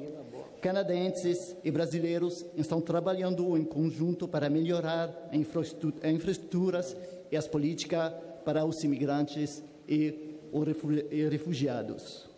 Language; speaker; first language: Portuguese; non-native, fluent; French